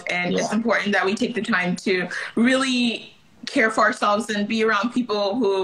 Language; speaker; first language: English; early bilingual, other home language; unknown